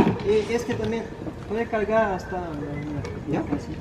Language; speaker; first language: Spanish; non-native, learner; Portuguese